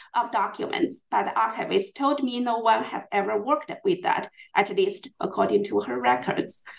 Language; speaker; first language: English; non-native, fluent; Chinese